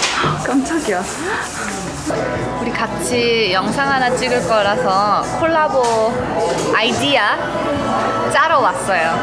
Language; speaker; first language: Korean; early bilingual, heritage; Korean